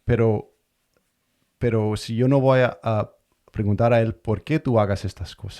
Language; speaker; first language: Spanish; non-native, fluent; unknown